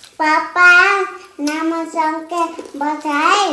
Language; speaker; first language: Nepali; early bilingual, heritage; Nepali